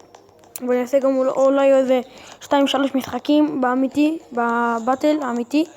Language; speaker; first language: Hebrew; native; Hebrew